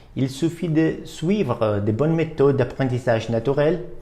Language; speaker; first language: French; non-native, fluent; Portuguese